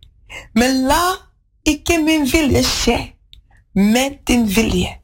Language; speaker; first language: Norwegian; non-native, fluent; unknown